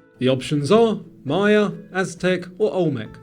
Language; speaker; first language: English; native; English